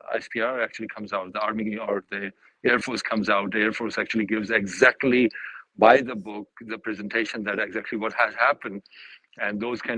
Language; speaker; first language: English; non-native, local second language; Urdu